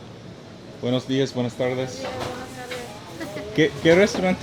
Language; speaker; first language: Spanish; non-native, learner; English